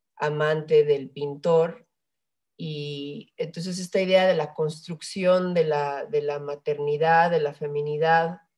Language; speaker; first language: Spanish; native; Spanish